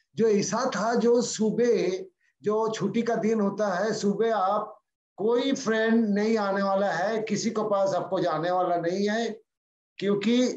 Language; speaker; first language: Hindi; non-native, local second language; Bangla